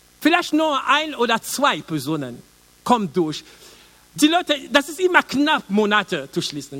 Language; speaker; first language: German; non-native, learner; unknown